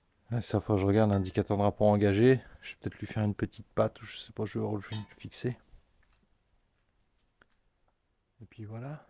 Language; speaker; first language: French; native; French